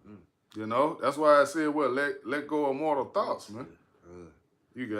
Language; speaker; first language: English; native; English